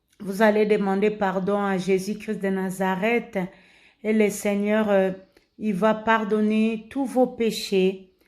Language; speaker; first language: French; non-native, local second language; Lingala